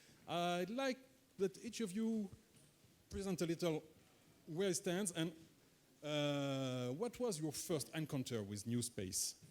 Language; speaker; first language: English; non-native, fluent; French